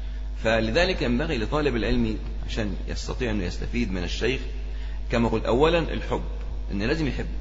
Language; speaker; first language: Arabic; native; Arabic